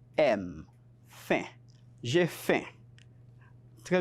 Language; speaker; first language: French; non-native, fluent; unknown